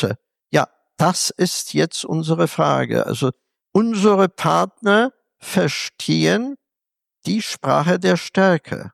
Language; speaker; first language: German; non-native, fluent; Polish